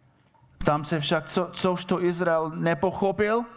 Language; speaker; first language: Czech; non-native, fluent; English